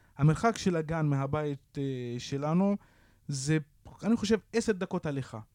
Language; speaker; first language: Hebrew; non-native, local second language; Arabic